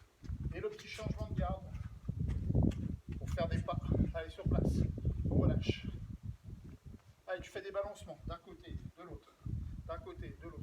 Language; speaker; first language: French; native; French